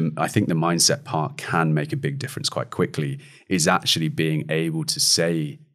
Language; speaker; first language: English; native; English